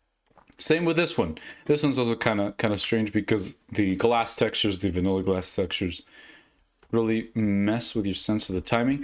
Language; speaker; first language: English; native; English